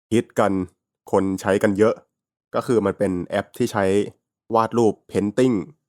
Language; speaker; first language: Thai; native; Thai